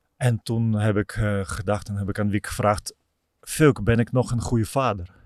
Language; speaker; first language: Dutch; non-native, fluent; Russian